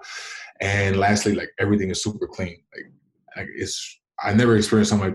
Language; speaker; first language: English; native; English